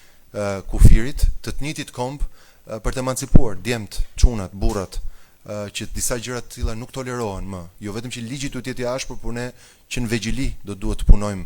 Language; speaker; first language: Albanian; native; Albanian